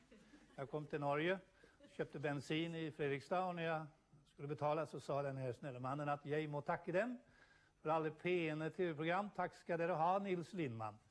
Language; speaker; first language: Swedish; native; Swedish